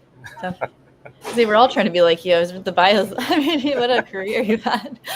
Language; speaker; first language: English; native; English